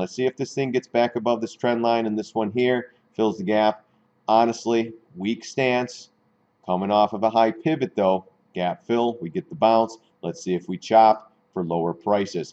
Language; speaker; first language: English; native; English